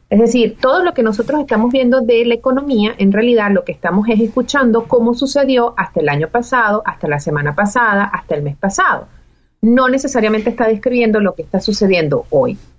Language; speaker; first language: Spanish; native; Spanish